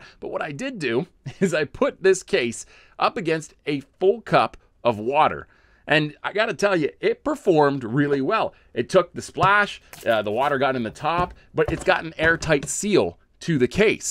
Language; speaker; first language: English; native; English